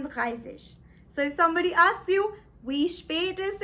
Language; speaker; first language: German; non-native, fluent; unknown